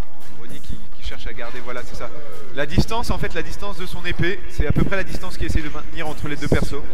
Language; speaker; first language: French; native; French